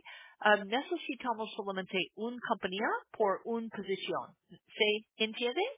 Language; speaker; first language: Spanish; non-native, learner; English